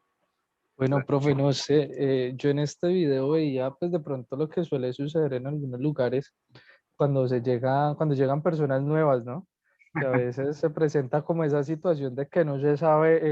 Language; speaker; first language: Spanish; native; Spanish